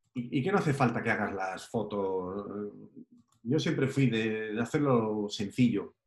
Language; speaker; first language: Spanish; native; Spanish